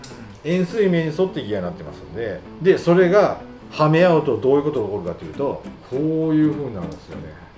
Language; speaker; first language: Japanese; native; Japanese